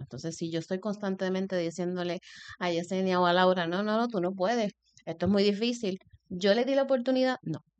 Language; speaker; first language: Spanish; native; Spanish